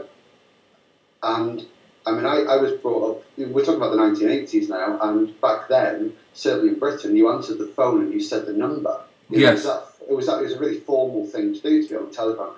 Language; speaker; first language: English; native; English